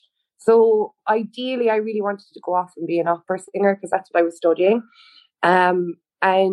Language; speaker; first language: English; native; English